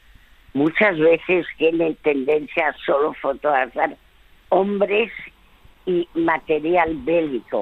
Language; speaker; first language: Spanish; early bilingual, other home language; French